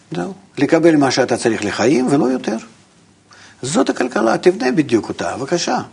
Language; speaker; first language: Hebrew; non-native, fluent; Russian